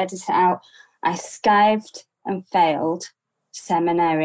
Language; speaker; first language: English; native; English